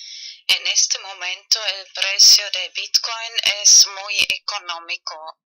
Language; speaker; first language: Spanish; non-native, fluent; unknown